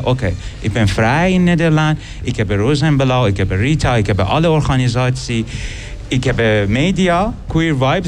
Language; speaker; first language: Dutch; non-native, learner; Persian